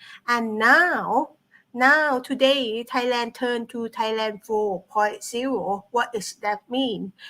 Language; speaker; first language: English; non-native, learner; Thai